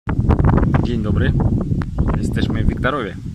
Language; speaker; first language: Polish; non-native, learner; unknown